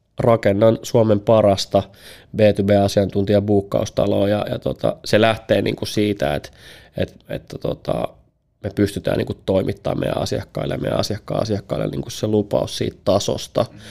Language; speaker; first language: Finnish; early bilingual, other home language; Bosnian